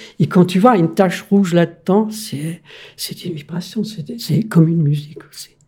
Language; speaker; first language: French; non-native, fluent; Danish